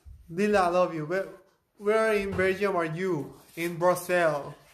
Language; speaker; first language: English; non-native, learner; Korean